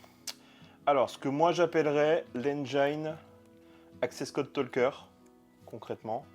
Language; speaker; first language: French; native; French